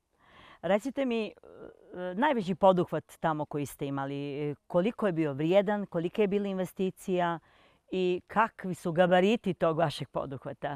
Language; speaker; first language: Serbian; native; Serbian